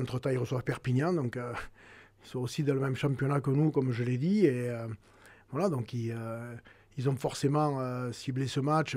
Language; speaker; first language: French; native; French